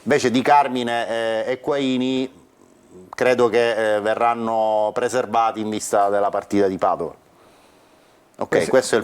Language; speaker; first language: Italian; native; Italian